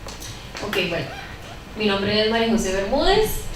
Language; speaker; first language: Spanish; native; Spanish